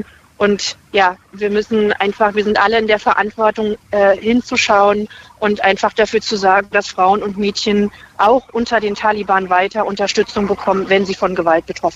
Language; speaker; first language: German; native; German